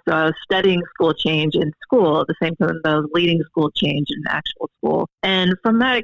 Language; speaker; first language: English; native; English